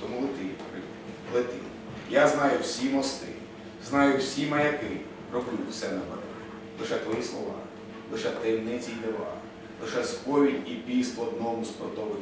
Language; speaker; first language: Ukrainian; native; Ukrainian